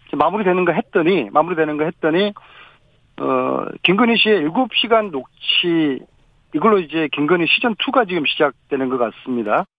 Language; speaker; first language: Korean; native; Korean